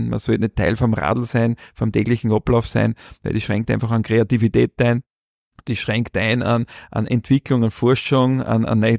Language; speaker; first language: German; native; German